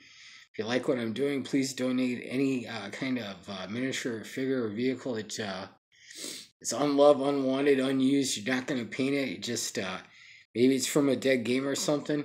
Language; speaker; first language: English; native; English